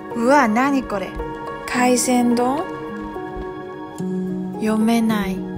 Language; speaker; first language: Japanese; non-native, learner; Chinese